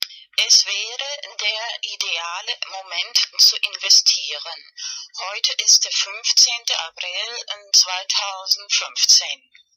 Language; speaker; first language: German; non-native, fluent; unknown